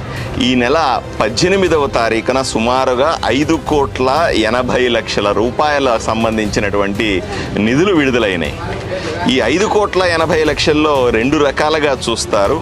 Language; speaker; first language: Telugu; native; Telugu